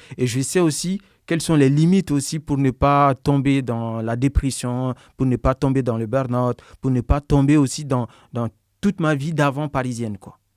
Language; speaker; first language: French; non-native, local second language; Bambara